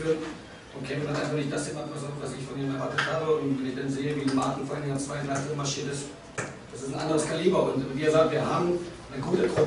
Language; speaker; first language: German; native; German